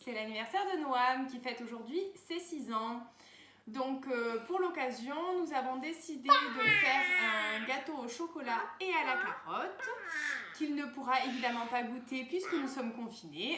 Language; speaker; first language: French; native; French